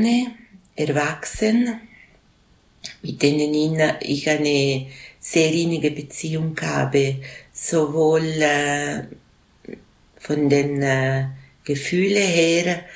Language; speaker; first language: German; non-native, local second language; Italian